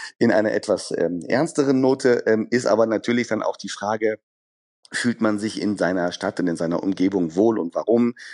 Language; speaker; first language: German; early bilingual, other home language; Persian